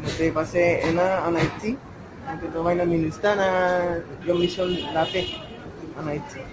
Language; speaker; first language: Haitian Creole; non-native, learner; Spanish